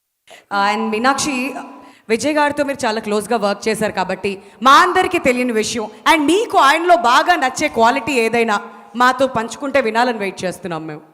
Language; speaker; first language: Telugu; native; Telugu